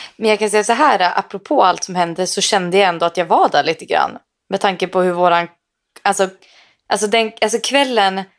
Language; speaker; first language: Swedish; native; Swedish